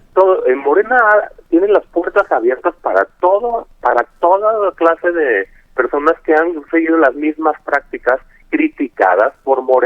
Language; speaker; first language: Spanish; native; Spanish